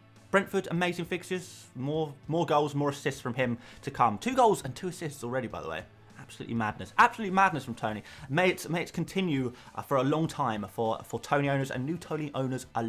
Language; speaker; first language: English; native; English